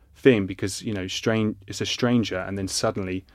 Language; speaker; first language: English; native; English